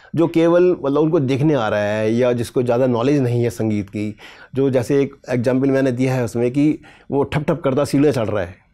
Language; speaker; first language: Hindi; native; Hindi